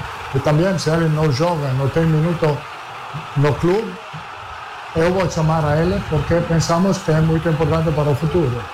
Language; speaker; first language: Portuguese; non-native, fluent; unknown